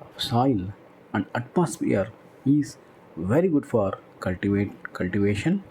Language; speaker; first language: English; non-native, local second language; Kannada